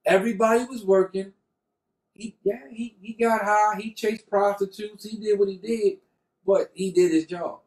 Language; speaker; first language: English; native; English